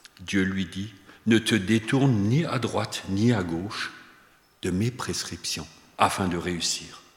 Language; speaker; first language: French; native; French